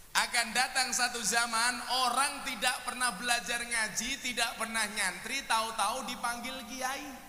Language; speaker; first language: Indonesian; native; Indonesian